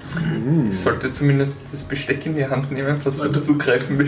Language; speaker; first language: German; native; German